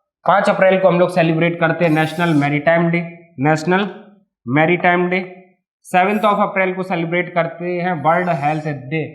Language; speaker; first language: Hindi; native; Hindi